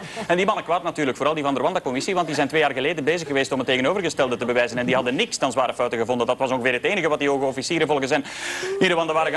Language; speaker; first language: Dutch; native; Dutch